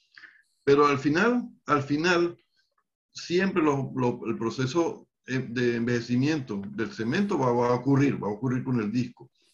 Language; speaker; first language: Spanish; native; Spanish